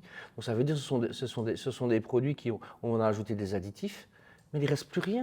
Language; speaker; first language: French; native; French